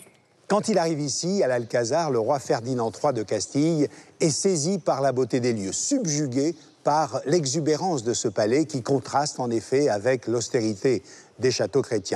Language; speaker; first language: French; native; French